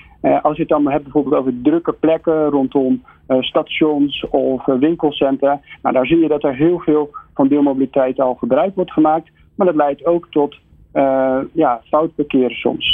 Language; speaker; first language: Dutch; native; Dutch